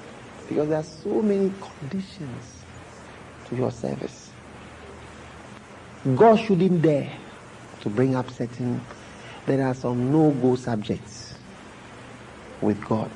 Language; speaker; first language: English; native; English